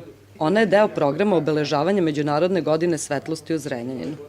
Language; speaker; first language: Serbian; native; Serbian